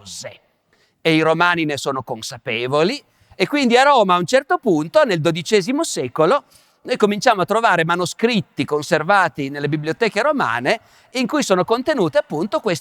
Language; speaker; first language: Italian; native; Italian